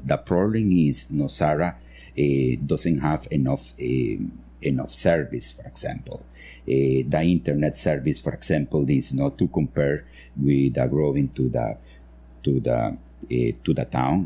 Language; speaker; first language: English; non-native, learner; Spanish